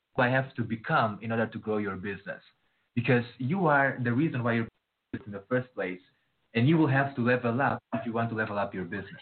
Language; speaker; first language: English; non-native, fluent; Portuguese